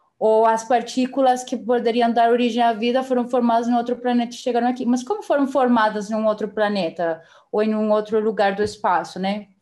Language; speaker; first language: Portuguese; non-native, fluent; Spanish